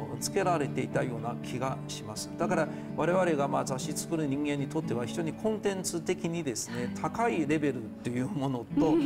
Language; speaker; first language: Japanese; non-native, fluent; Chinese